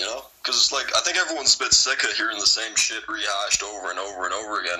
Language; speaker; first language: English; native; English